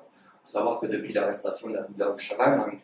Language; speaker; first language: French; native; French